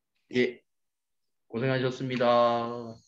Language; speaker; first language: Korean; native; Korean